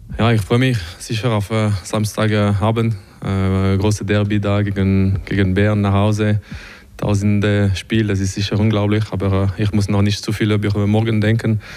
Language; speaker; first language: German; non-native, local second language; French